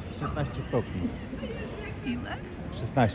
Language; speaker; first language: Ukrainian; non-native, learner; Polish